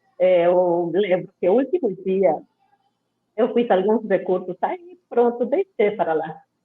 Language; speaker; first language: Portuguese; non-native, fluent; Spanish